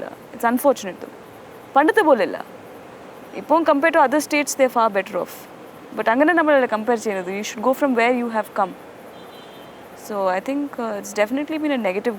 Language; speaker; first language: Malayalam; non-native, fluent; Tamil